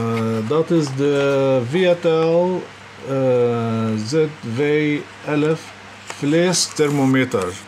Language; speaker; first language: Dutch; non-native, learner; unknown